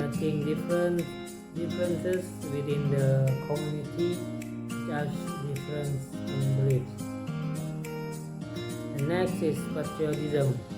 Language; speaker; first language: English; non-native, learner; Indonesian